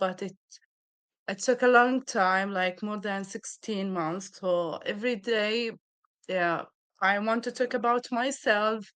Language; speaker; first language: English; non-native, learner; Arabic